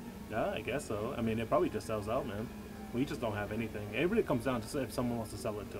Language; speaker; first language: English; native; English